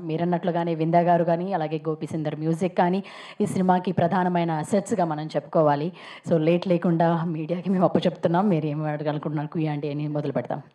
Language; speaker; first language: Telugu; native; Telugu